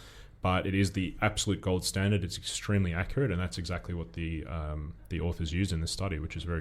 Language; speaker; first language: English; native; English